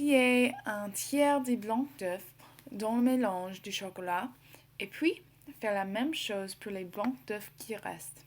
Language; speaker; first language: French; non-native, learner; English